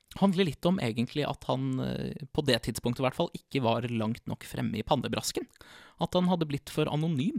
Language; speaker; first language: Norwegian; native; Norwegian